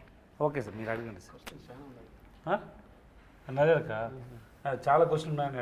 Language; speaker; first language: Telugu; non-native, learner; Tamil